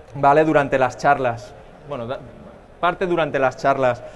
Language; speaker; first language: Spanish; native; Spanish